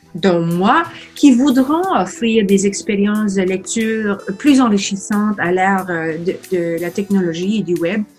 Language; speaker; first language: French; native; French